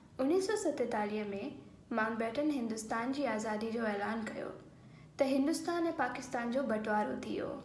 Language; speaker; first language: Sindhi; early bilingual, heritage; Sindhi